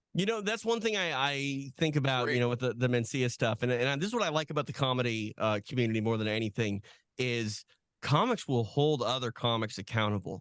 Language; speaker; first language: English; native; English